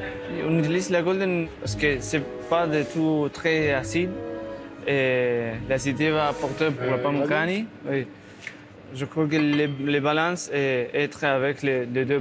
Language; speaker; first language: French; non-native, learner; Spanish